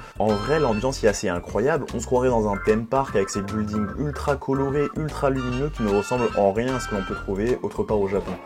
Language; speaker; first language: French; native; French